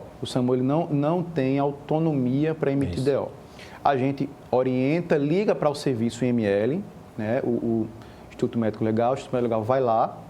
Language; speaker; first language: Portuguese; native; Portuguese